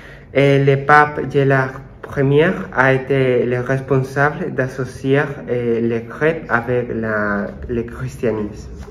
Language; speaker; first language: French; non-native, learner; Spanish